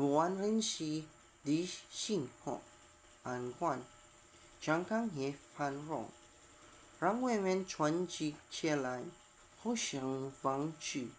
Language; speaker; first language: Chinese; non-native, learner; Filipino